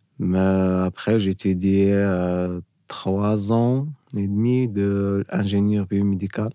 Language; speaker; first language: French; non-native, learner; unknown